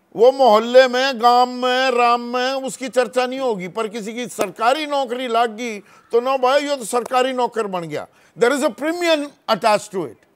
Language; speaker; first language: Hindi; native; Hindi